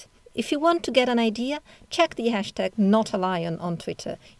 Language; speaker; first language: English; non-native, fluent; Italian